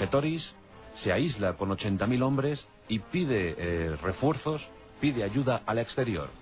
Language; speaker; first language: Spanish; native; Spanish